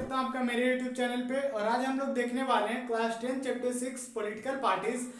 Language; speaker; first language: Hindi; native; Hindi